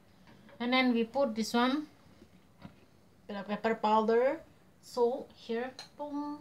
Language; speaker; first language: English; non-native, learner; Indonesian